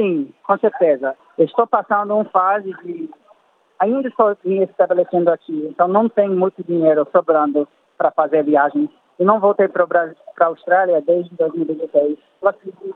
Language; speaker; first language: Portuguese; non-native, fluent; English